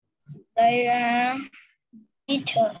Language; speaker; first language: English; non-native, learner; Vietnamese